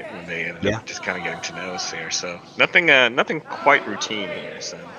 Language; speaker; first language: English; native; English